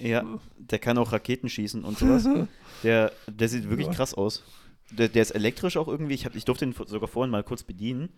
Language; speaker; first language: German; native; German